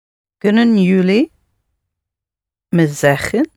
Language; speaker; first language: Dutch; non-native, learner; English